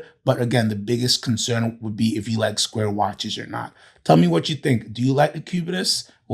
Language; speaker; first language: English; native; English